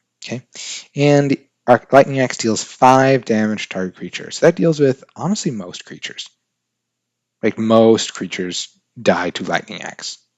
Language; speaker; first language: English; native; English